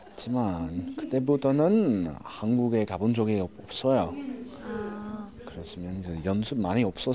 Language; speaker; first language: Korean; non-native, learner; English